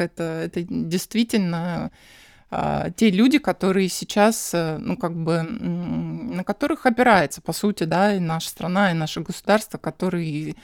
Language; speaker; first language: Russian; native; Russian